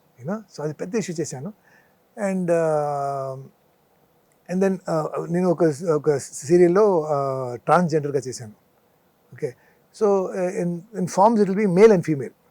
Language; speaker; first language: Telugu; non-native, local second language; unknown